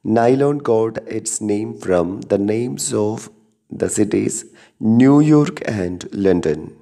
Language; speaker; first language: English; non-native, local second language; Malayalam